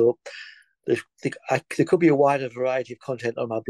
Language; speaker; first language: English; native; English